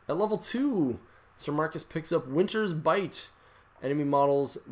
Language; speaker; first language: English; native; English